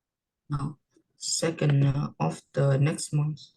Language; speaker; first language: English; non-native, learner; Vietnamese